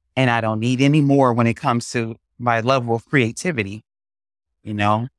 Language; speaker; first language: English; native; English